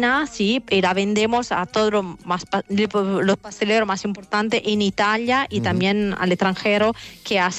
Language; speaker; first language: Spanish; non-native, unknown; Italian